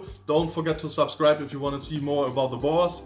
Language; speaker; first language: English; non-native, fluent; German